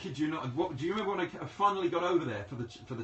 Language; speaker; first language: English; native; English